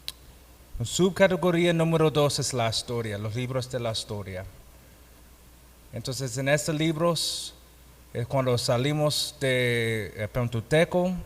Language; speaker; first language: Spanish; non-native, fluent; English